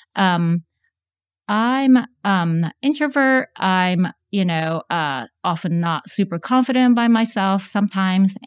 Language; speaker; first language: English; non-native, fluent; Japanese